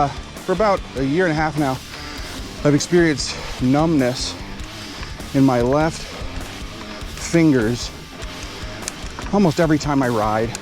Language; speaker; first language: English; native; English